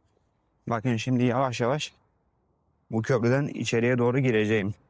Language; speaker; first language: Turkish; native; Turkish